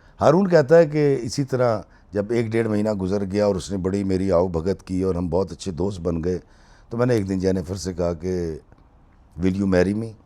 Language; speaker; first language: Urdu; native; Urdu